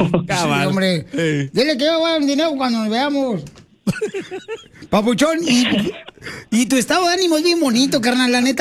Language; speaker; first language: Spanish; native; Spanish